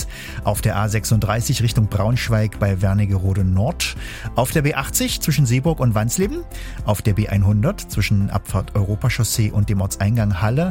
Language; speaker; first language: German; native; German